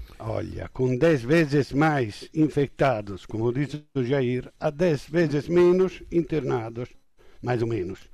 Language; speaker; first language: Portuguese; non-native, fluent; Italian